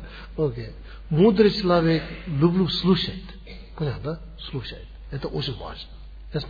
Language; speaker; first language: Russian; non-native, learner; Tibetan